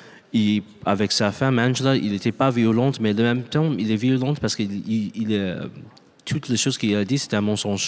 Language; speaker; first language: French; non-native, learner; English